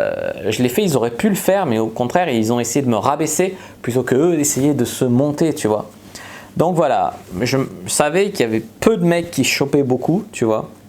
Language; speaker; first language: French; native; French